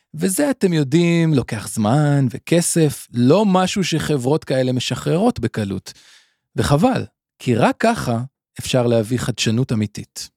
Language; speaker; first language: Hebrew; native; Hebrew